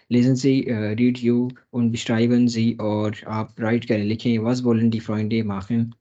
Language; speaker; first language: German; non-native, fluent; Urdu